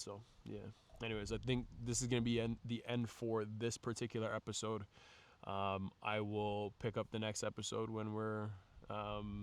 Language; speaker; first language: English; native; English